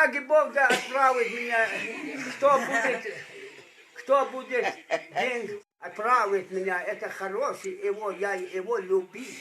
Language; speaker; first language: Russian; non-native, learner; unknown